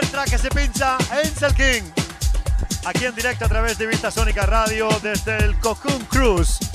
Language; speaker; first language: Spanish; native; Spanish